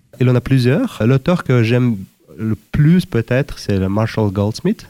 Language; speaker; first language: French; non-native, fluent; Uzbek